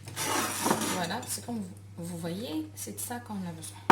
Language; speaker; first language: French; non-native, local second language; Arabic